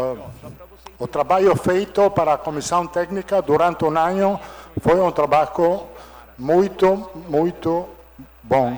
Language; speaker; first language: Portuguese; non-native, learner; Italian